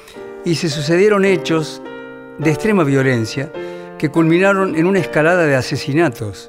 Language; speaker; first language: Spanish; native; Spanish